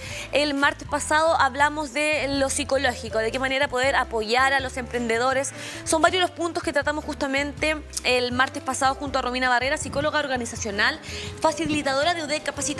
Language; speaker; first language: Spanish; native; Spanish